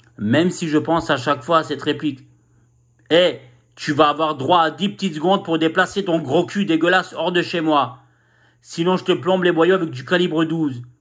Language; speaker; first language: French; native; French